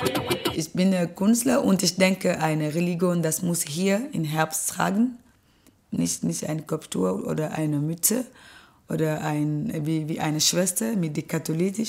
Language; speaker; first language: German; non-native, learner; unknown